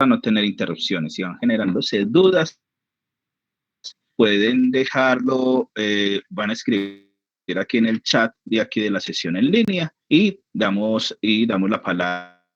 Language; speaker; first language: Spanish; native; Spanish